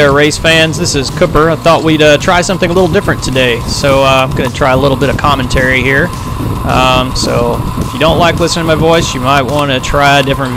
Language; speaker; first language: English; native; English